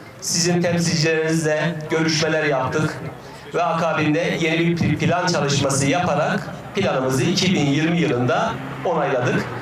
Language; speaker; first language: Turkish; native; Turkish